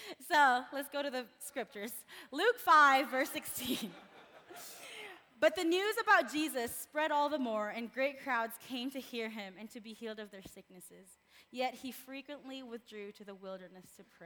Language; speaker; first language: English; non-native, local second language; Filipino